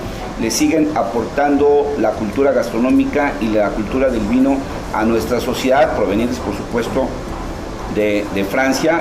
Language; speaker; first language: Spanish; native; Spanish